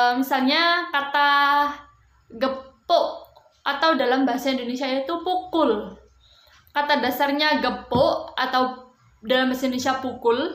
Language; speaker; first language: Indonesian; non-native, local second language; Javanese